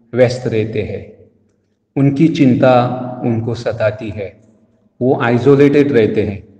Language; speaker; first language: Hindi; non-native, local second language; Konkani